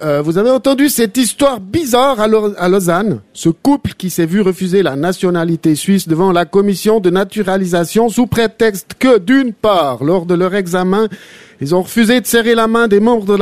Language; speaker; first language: French; native; French